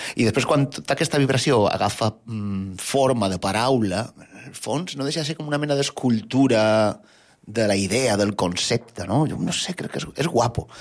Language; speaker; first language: Catalan; native; Catalan